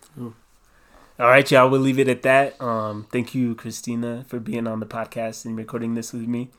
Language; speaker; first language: English; native; English